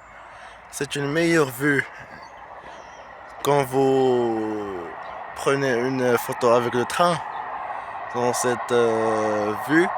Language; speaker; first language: French; non-native, learner; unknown